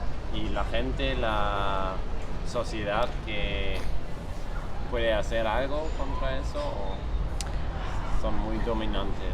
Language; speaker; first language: Spanish; non-native, fluent; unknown